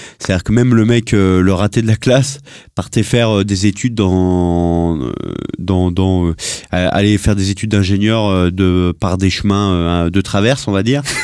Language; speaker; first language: French; native; French